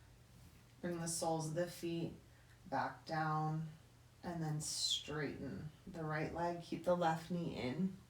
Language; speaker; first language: English; native; English